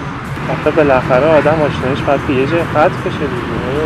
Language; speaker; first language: Persian; native; Persian